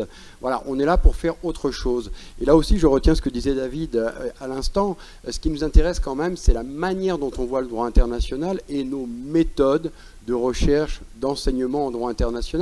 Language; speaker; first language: French; native; French